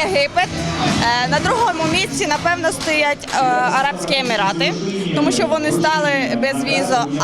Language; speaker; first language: Ukrainian; non-native, local second language; Russian